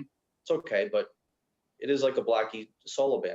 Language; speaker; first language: English; native; English